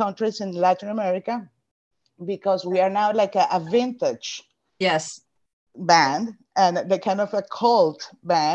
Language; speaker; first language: English; non-native, fluent; Spanish